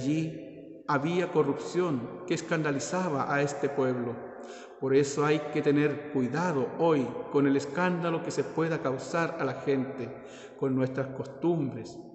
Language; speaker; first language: Spanish; native; Spanish